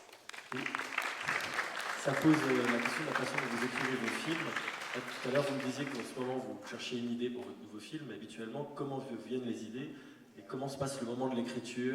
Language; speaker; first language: French; native; French